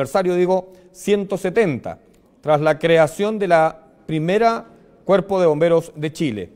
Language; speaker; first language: Spanish; native; Spanish